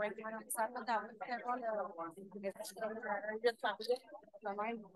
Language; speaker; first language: French; native; French